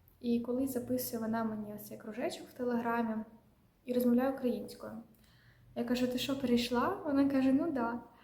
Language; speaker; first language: Ukrainian; non-native, local second language; Russian